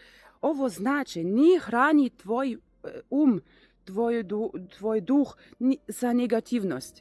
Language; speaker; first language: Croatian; non-native, learner; Russian